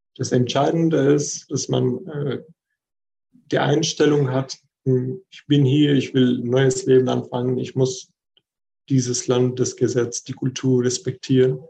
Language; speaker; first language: German; non-native, fluent; Arabic